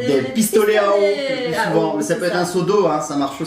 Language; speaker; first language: French; native; French